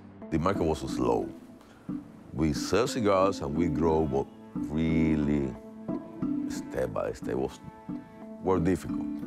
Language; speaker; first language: English; non-native, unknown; Spanish